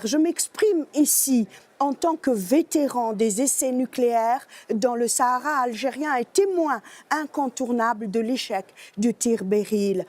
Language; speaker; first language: French; native; French